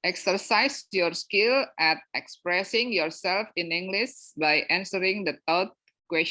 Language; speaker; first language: English; non-native, learner; Indonesian